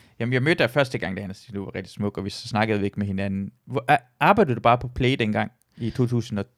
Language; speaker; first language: Danish; non-native, fluent; Persian